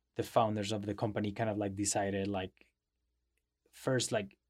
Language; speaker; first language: English; non-native, fluent; Spanish